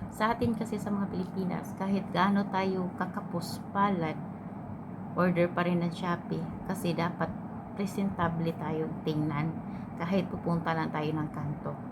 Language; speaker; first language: Filipino; non-native, local second language; Cebuano